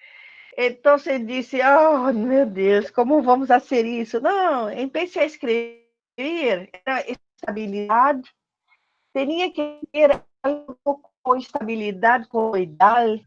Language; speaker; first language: Portuguese; non-native, learner; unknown